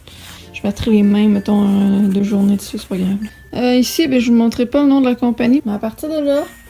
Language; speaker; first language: French; native; French